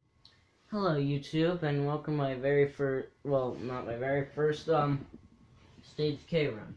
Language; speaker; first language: English; native; English